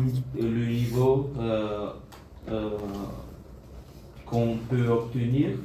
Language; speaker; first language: French; non-native, learner; Bulgarian